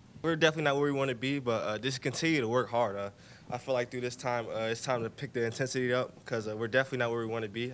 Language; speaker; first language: English; native; English